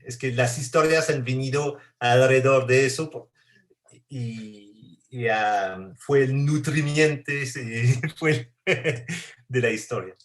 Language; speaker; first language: Spanish; non-native, fluent; French